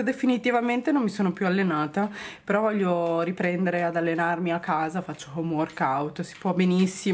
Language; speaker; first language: Italian; native; Italian